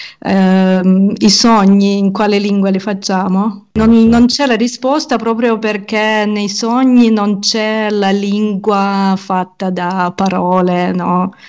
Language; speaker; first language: Italian; non-native, fluent; Ukrainian